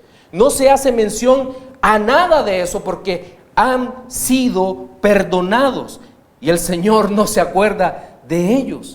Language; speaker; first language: Spanish; native; Spanish